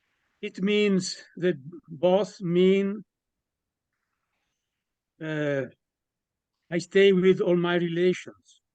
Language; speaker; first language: English; non-native, learner; Italian